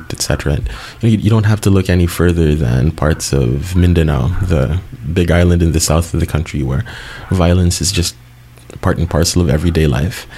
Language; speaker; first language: English; non-native, local second language; Cebuano